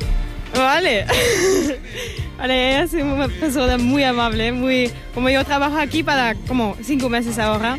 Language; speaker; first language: Spanish; non-native, learner; German